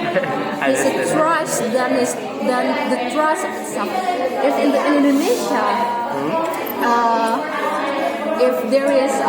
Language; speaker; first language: English; non-native, learner; Indonesian